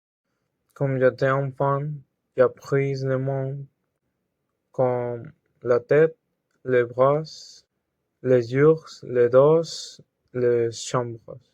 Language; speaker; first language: French; non-native, learner; Spanish